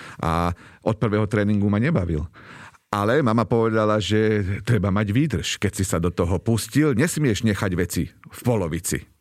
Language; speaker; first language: Slovak; native; Slovak